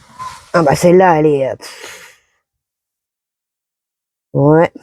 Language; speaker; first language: French; native; French